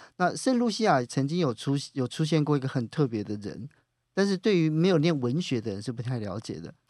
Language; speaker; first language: Chinese; native; Chinese